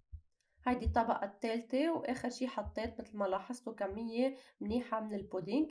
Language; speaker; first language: Arabic; native; Arabic